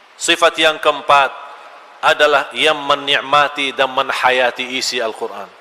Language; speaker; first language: Malay; non-native, fluent; Arabic